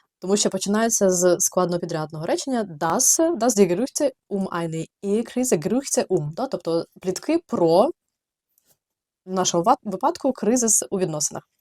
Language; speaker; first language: Ukrainian; native; Ukrainian